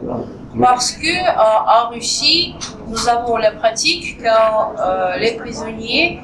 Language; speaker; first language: French; non-native, fluent; Russian